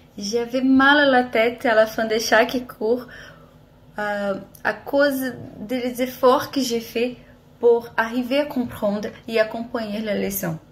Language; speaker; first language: French; non-native, fluent; Portuguese